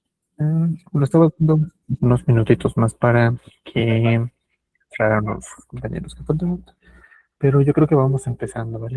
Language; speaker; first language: Spanish; native; Spanish